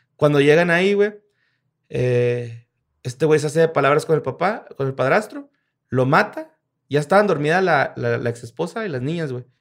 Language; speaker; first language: Spanish; native; Spanish